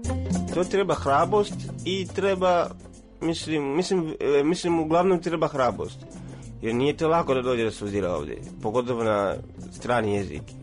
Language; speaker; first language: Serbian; non-native, fluent; Swahili